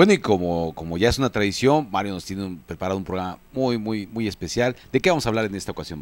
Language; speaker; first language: Spanish; native; Spanish